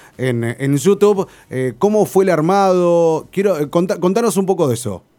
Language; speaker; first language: Spanish; native; Spanish